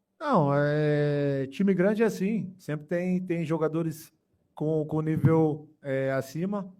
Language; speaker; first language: Portuguese; native; Portuguese